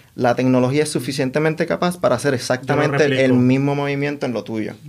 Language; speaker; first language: Spanish; native; Spanish